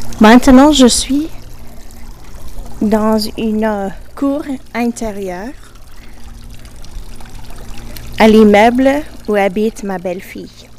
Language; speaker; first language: French; non-native, fluent; English